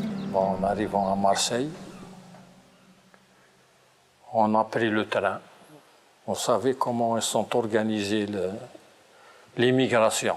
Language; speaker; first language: French; non-native, local second language; Kabyle